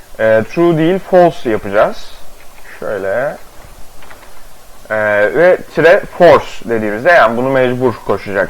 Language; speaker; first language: Turkish; native; Turkish